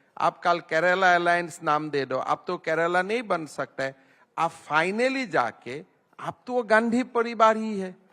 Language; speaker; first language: Hindi; non-native, local second language; Assamese